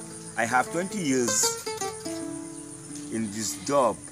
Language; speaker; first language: English; non-native, learner; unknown